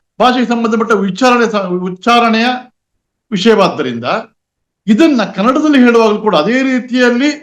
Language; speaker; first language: Kannada; non-native, local second language; Tulu